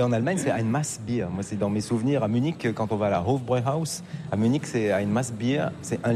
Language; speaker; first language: French; native; French